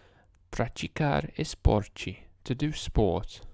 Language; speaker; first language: Portuguese; non-native, learner; English